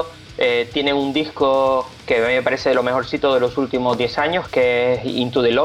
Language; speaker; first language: Spanish; native; Spanish